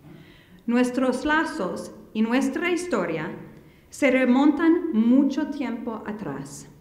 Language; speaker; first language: Spanish; non-native, fluent; English